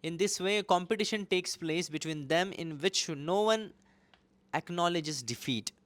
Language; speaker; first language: English; non-native, local second language; Hindi